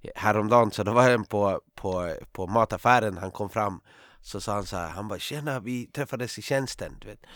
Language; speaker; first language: Swedish; native; Swedish